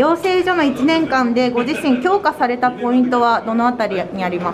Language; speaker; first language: Japanese; native; Japanese